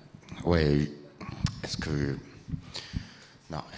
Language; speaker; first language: French; non-native, learner; Italian